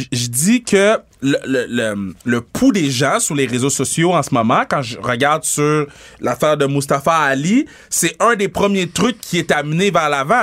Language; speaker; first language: French; native; French